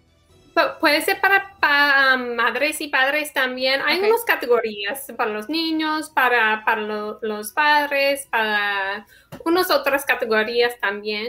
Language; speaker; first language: Spanish; non-native, fluent; English